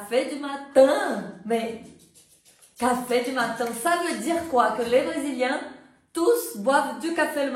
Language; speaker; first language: French; non-native, fluent; Portuguese